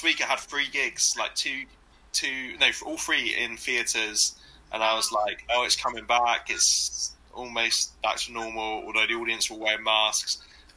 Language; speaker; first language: English; native; English